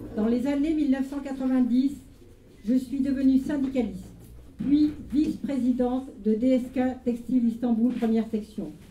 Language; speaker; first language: French; native; French